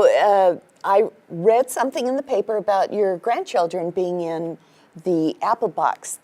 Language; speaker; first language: English; native; English